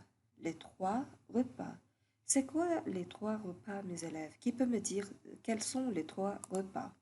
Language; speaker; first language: French; non-native, fluent; Arabic